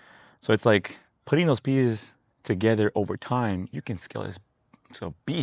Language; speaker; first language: English; native; English